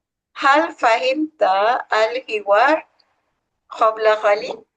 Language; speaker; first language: Arabic; non-native, learner; Malay